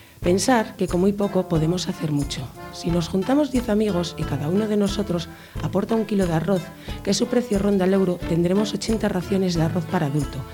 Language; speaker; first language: Spanish; native; Spanish